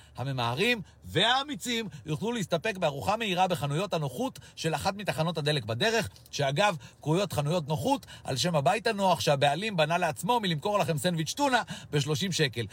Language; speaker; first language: Hebrew; native; Hebrew